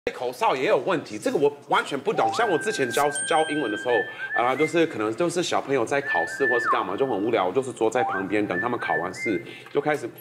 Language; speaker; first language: Chinese; non-native, fluent; English